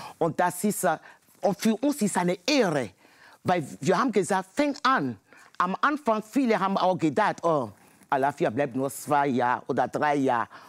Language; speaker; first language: German; non-native, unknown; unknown